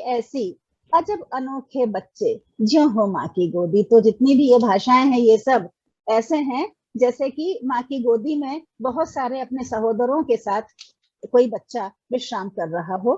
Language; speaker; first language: Hindi; native; Hindi